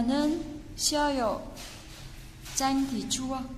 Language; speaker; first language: Korean; non-native, fluent; Vietnamese